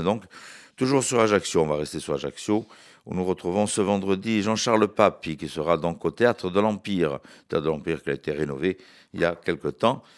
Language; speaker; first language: French; native; French